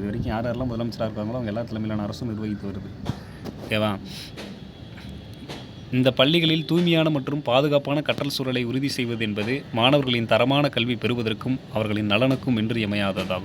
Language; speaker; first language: Tamil; native; Tamil